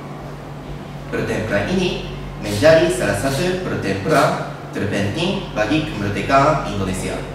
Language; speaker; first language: Indonesian; non-native, learner; Japanese